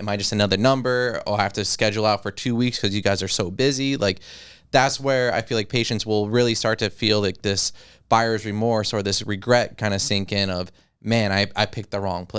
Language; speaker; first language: English; native; English